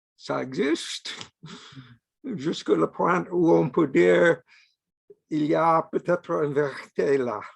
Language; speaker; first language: French; non-native, fluent; English